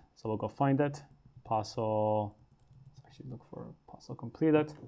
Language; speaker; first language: English; native; English